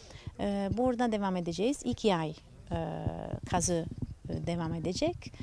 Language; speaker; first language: Turkish; non-native, learner; Italian